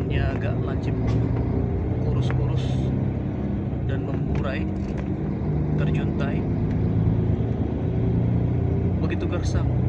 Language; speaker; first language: Indonesian; native; Indonesian